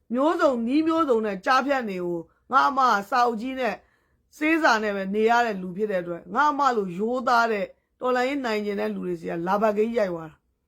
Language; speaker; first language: Burmese; native; Burmese